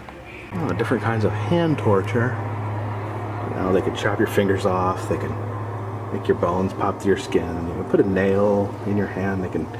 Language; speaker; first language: English; native; English